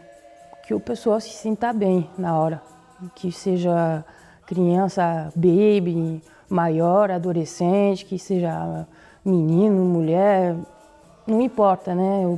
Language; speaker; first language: Portuguese; non-native, fluent; French